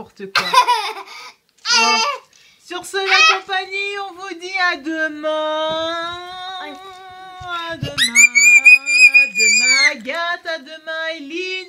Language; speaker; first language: French; native; French